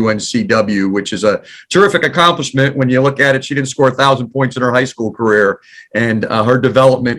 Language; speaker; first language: English; native; English